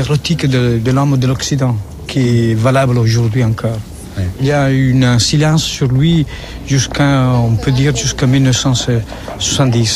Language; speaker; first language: French; non-native, fluent; Italian